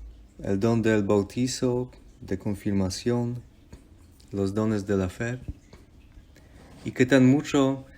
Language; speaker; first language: Spanish; non-native, fluent; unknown